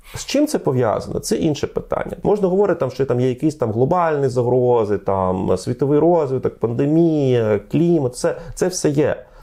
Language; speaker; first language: Ukrainian; non-native, fluent; Russian